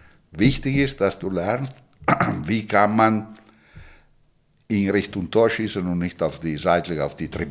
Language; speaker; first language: German; non-native, fluent; Italian